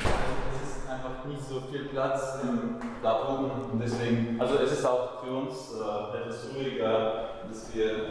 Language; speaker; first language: German; non-native, fluent; Latvian